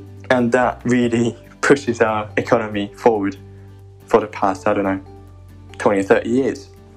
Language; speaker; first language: English; non-native, fluent; Japanese